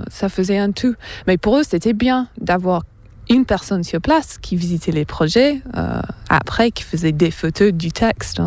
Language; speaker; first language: French; non-native, fluent; English